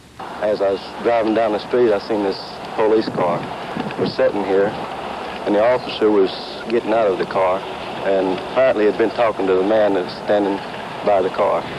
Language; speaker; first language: English; native; English